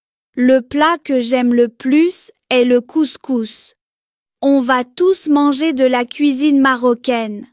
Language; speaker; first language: French; non-native, local second language; Arabic